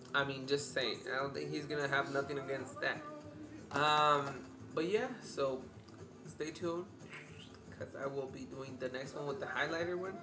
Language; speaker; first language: English; early bilingual, other home language; Spanish